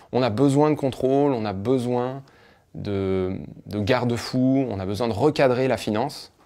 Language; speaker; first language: French; native; French